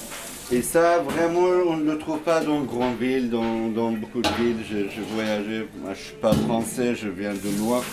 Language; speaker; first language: French; non-native, learner; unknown